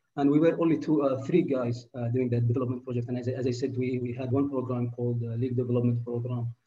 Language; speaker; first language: English; non-native, fluent; Arabic